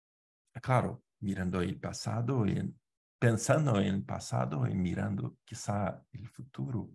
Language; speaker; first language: Spanish; non-native, fluent; Portuguese